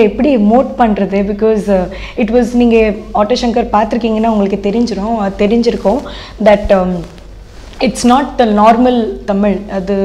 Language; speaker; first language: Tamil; non-native, fluent; Odia